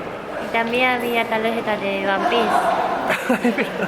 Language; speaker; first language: Spanish; non-native, learner; Japanese